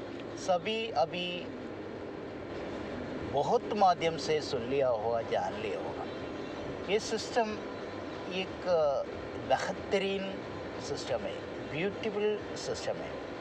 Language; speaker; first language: Hindi; non-native, local second language; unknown